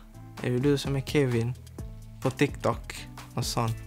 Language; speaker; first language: Swedish; non-native, learner; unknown